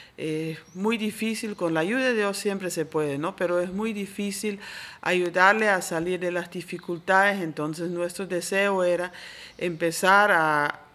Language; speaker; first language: Spanish; non-native, fluent; Swiss German